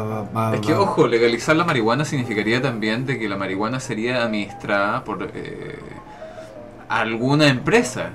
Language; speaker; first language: Spanish; native; Spanish